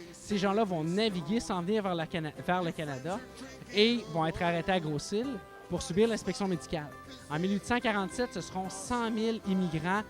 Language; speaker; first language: French; native; French